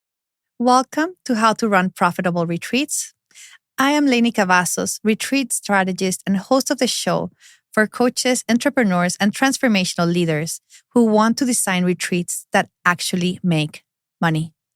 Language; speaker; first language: English; non-native, fluent; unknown